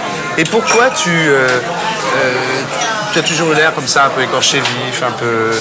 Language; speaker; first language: French; native; French